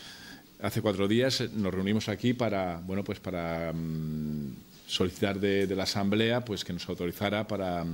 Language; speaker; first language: Spanish; native; Spanish